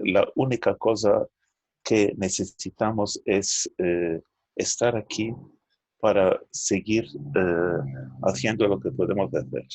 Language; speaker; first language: Spanish; non-native, fluent; Turkish